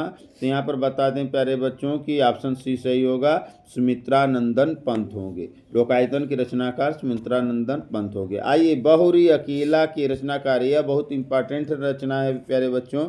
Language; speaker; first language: Hindi; native; Hindi